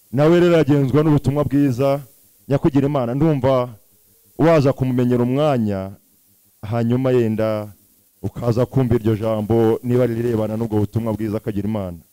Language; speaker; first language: Kinyarwanda; native; Kinyarwanda